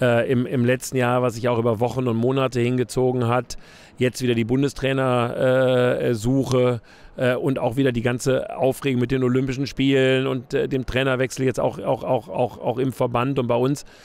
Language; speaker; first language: German; native; German